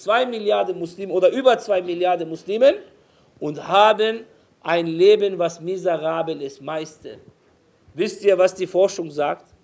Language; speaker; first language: German; non-native, fluent; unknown